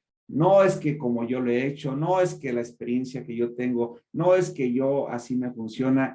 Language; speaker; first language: Spanish; native; Spanish